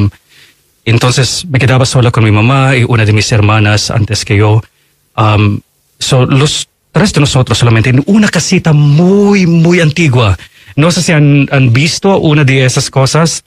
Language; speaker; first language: Spanish; non-native, fluent; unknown